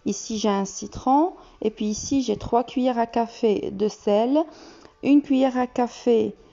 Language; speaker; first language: French; non-native, local second language; Arabic